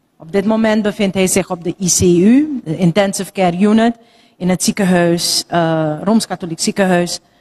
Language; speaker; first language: Dutch; native; Dutch